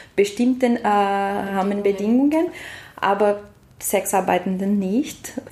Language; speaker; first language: German; non-native, fluent; Portuguese